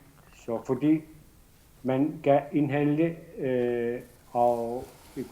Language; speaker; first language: Danish; non-native, local second language; Kalaallisut